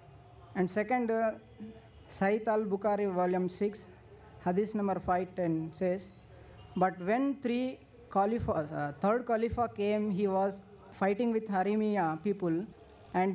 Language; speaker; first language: English; non-native, local second language; Tamil